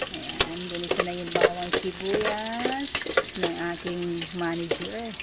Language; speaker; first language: Filipino; non-native, local second language; Cebuano